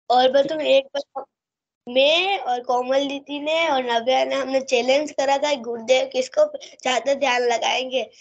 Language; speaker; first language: Hindi; native; Hindi